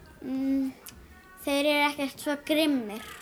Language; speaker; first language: Icelandic; early bilingual, other home language; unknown